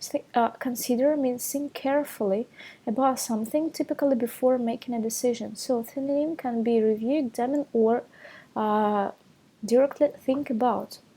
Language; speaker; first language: English; non-native, fluent; Russian